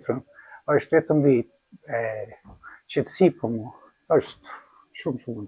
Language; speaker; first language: Albanian; non-native, learner; English